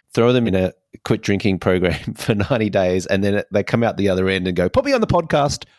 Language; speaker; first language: English; native; English